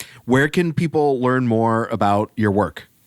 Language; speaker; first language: English; native; English